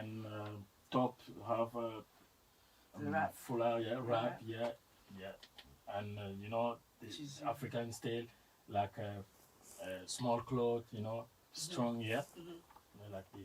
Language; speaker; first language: English; non-native, learner; French